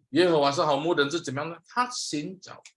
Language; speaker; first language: Chinese; non-native, fluent; Indonesian